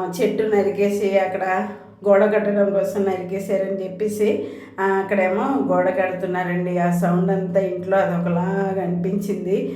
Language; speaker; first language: Telugu; non-native, local second language; Tamil